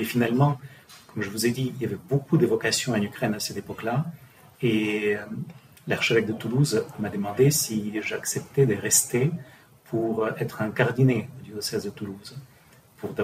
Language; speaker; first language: French; non-native, fluent; Ukrainian